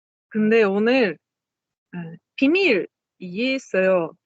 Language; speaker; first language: Korean; non-native, learner; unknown